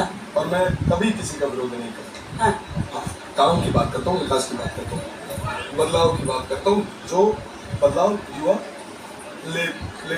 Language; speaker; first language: Hindi; non-native, local second language; Rajasthani